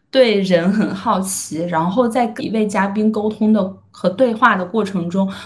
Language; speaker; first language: Chinese; native; Chinese